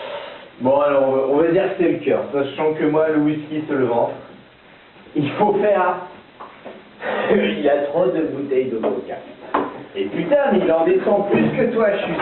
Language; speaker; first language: French; native; French